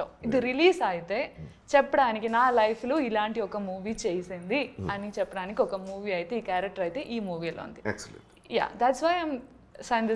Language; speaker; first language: Telugu; non-native, learner; Malayalam